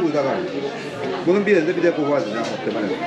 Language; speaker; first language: Turkish; native; Turkish